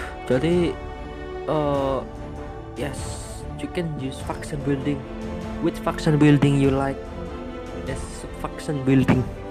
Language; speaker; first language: English; non-native, learner; Indonesian